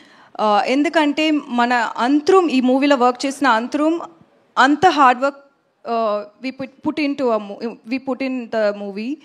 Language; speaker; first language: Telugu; non-native, learner; Tamil